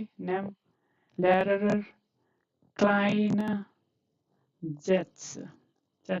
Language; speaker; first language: German; non-native, fluent; Hindi